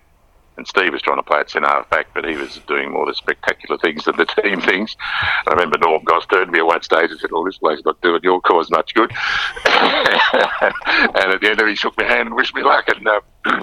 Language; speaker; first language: English; native; English